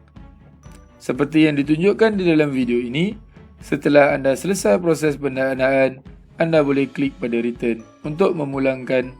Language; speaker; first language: Malay; native; Malay